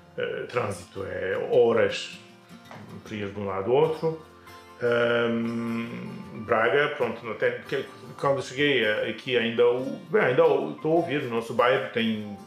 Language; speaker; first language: Portuguese; non-native, fluent; Turkish